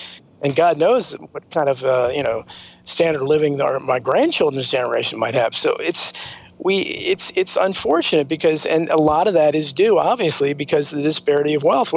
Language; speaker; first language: English; native; English